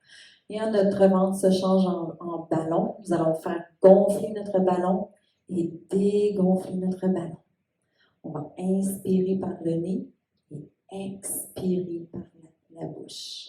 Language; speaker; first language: French; native; French